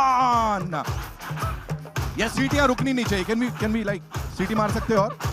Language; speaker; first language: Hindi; native; Hindi